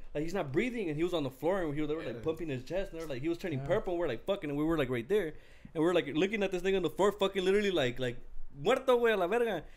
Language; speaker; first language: English; early bilingual, other home language; Spanish